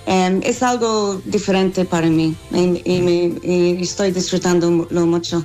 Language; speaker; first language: Spanish; non-native, fluent; English